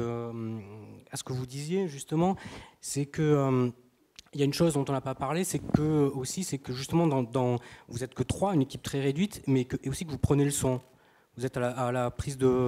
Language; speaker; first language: French; native; French